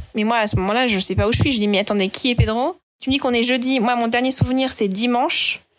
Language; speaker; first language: French; native; French